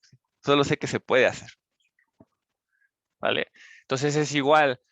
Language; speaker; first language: Spanish; native; Spanish